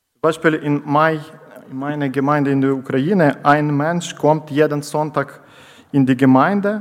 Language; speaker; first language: German; non-native, learner; Ukrainian